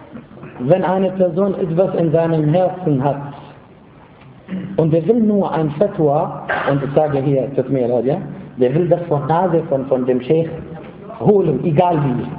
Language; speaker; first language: German; non-native, fluent; Arabic